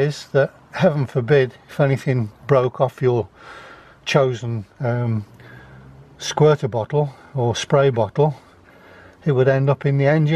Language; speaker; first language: English; native; English